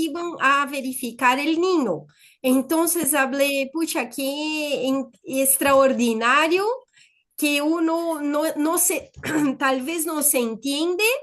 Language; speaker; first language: Spanish; non-native, fluent; Portuguese